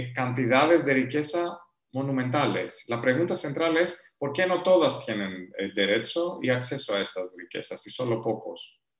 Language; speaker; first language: Spanish; non-native, fluent; Greek